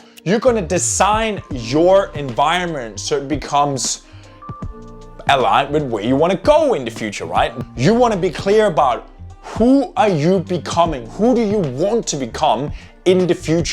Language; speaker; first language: English; non-native, fluent; Danish